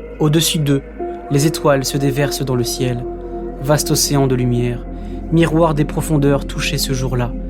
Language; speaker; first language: French; native; French